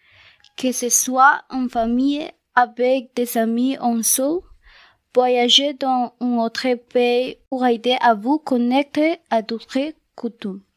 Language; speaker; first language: French; non-native, learner; Spanish